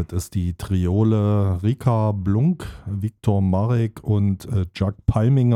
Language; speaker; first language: German; native; German